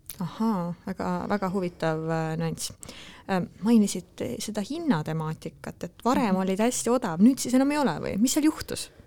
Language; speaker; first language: Estonian; native; Estonian